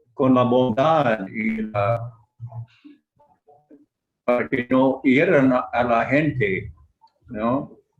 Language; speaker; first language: Spanish; non-native, fluent; English